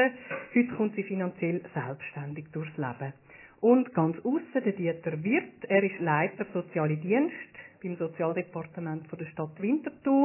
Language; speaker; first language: German; native; German